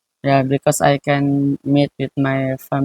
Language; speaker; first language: English; non-native, learner; Indonesian